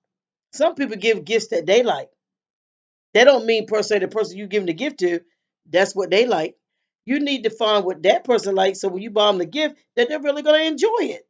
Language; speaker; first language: English; native; English